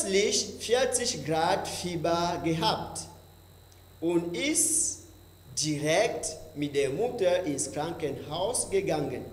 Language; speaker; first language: German; non-native, fluent; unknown